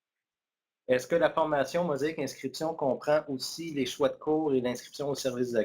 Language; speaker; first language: French; native; French